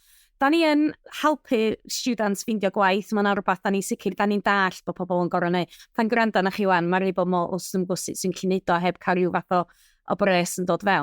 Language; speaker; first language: Welsh; native; Welsh